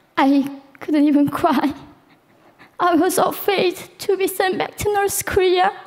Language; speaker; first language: English; non-native, fluent; Korean